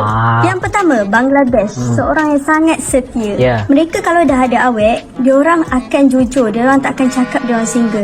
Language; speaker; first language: Malay; native; Malay